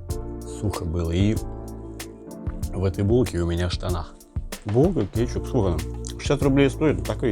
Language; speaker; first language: Russian; native; Russian